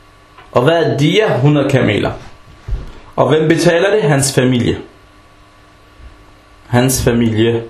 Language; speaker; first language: Danish; non-native, fluent; Arabic